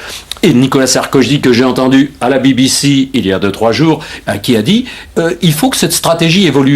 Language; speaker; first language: French; native; French